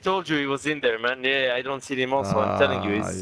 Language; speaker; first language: English; non-native, fluent; Hebrew